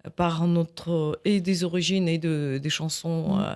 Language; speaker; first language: French; non-native, fluent; Russian